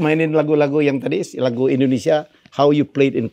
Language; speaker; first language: Indonesian; native; Indonesian